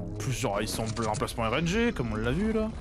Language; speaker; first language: French; native; French